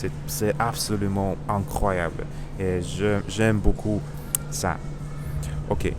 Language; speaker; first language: French; non-native, learner; Russian